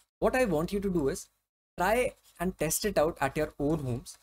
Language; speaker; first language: English; non-native, local second language; Hindi